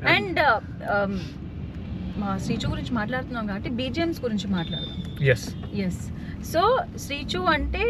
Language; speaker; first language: Telugu; native; Telugu